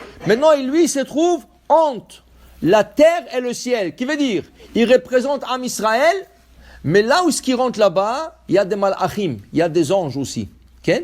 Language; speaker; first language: French; non-native, fluent; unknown